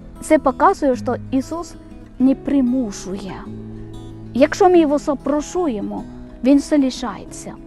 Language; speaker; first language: Ukrainian; non-native, fluent; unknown